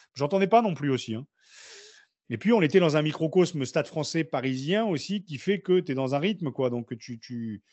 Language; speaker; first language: French; native; French